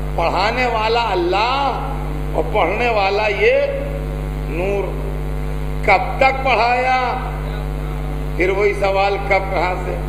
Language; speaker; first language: Urdu; native; Urdu